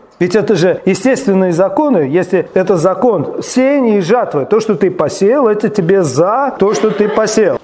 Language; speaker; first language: Russian; native; Russian